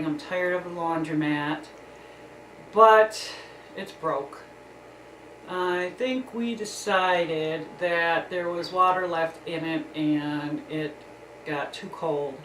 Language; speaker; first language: English; native; English